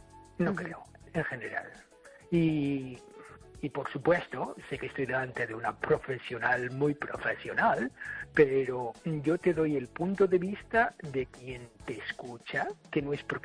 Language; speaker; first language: Spanish; non-native, fluent; English